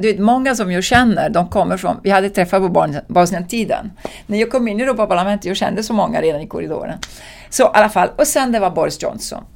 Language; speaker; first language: Swedish; non-native, fluent; Italian